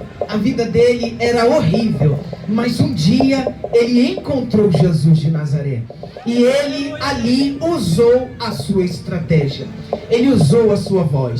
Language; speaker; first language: Portuguese; native; Portuguese